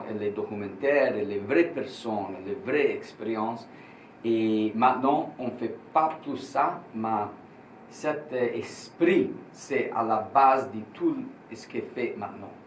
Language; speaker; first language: French; non-native, learner; Italian